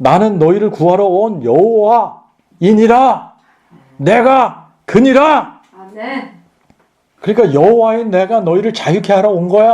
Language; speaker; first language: Korean; native; Korean